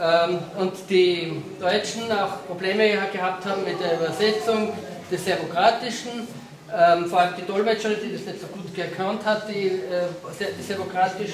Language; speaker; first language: German; non-native, fluent; Slovenian